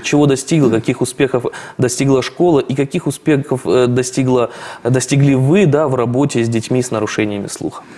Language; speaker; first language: Russian; native; Russian